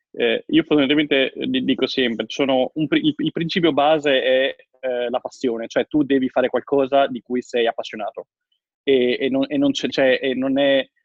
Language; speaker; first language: Italian; native; Italian